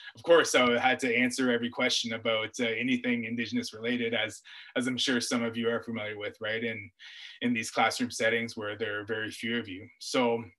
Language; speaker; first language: English; native; English